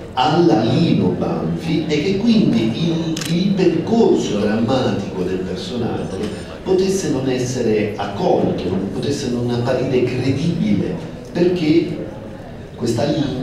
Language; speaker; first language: Italian; native; Italian